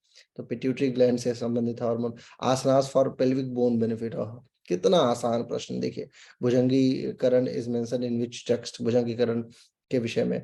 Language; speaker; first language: Hindi; native; Hindi